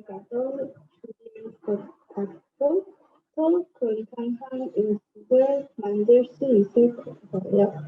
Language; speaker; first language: Korean; non-native, learner; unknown